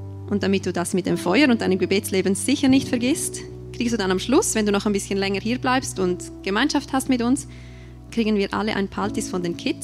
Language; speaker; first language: German; native; German